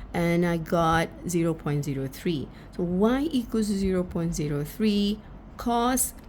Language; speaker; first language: English; non-native, local second language; Malay